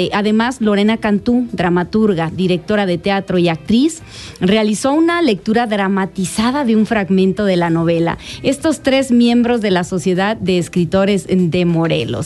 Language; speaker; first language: Spanish; native; Spanish